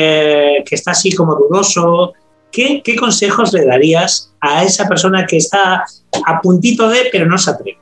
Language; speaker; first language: Spanish; native; Spanish